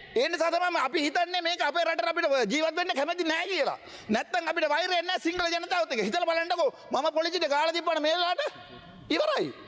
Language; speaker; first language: Sinhala; non-native, local second language; Tamil